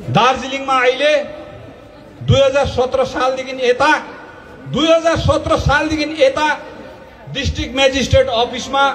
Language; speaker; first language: Nepali; native; Nepali